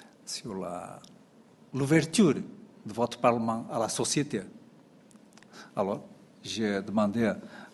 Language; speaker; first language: French; non-native, fluent; Portuguese